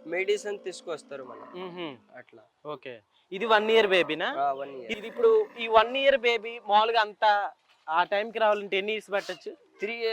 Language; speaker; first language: Telugu; non-native, local second language; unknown